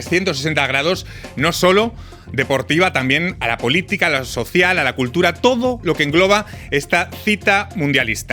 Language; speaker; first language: Spanish; native; Spanish